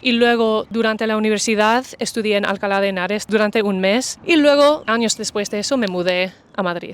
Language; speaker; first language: Spanish; non-native, fluent; English